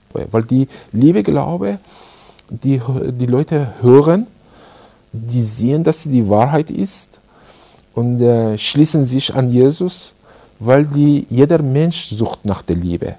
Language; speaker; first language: German; non-native, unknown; Persian